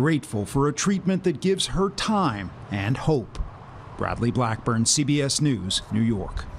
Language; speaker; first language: English; native; English